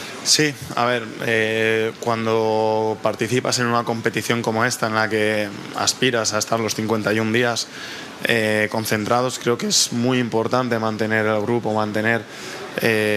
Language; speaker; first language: Spanish; native; Spanish